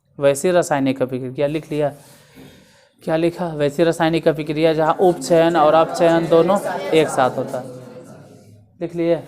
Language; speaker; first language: Hindi; native; Hindi